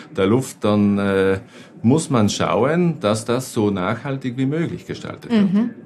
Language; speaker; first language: German; native; German